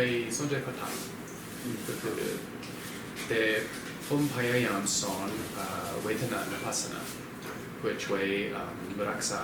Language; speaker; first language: Thai; non-native, learner; English